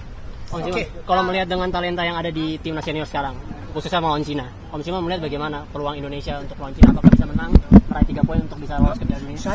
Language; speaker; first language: Indonesian; native; Indonesian